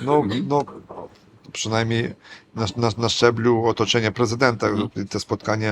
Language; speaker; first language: Polish; non-native, fluent; Ukrainian